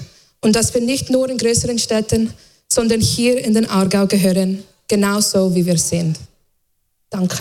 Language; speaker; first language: German; non-native, fluent; English